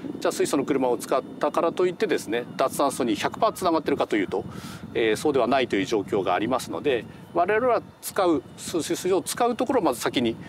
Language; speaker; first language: Japanese; native; Japanese